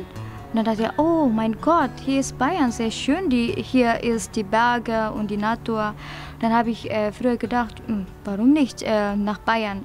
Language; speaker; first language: German; non-native, fluent; Indonesian